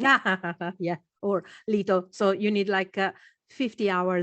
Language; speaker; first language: English; non-native, fluent; Italian